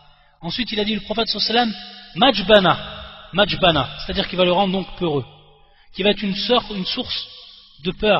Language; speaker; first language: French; native; French